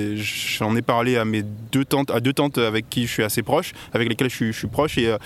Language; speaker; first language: French; native; French